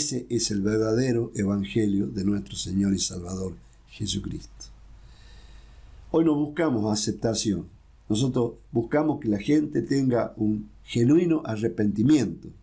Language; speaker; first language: Spanish; native; Spanish